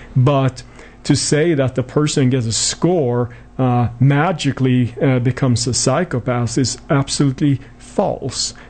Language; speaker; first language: English; non-native, fluent; Swedish